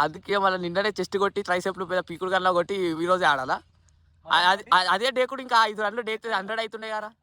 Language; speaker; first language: Telugu; native; Telugu